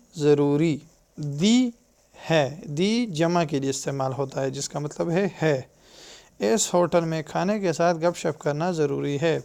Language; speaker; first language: Urdu; non-native, local second language; Pashto